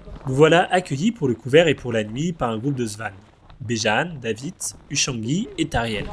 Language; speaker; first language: French; native; French